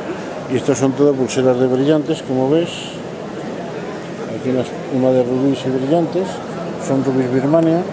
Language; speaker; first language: Spanish; native; Spanish